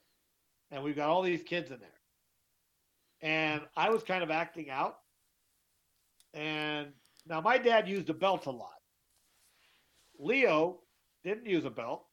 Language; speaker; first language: English; native; English